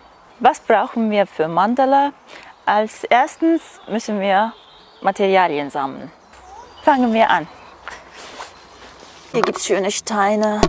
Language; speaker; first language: German; non-native, learner; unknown